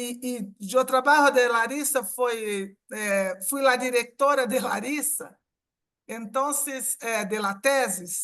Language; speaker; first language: Portuguese; non-native, fluent; Spanish